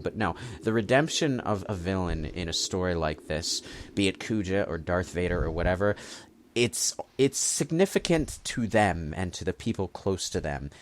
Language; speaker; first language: English; native; English